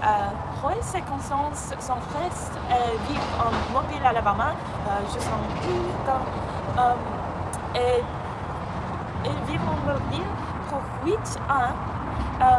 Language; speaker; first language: French; non-native, learner; English